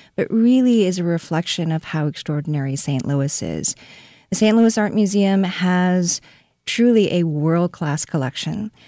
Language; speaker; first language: English; non-native, fluent; Korean